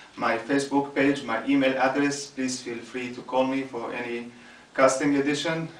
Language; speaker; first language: English; non-native, fluent; Arabic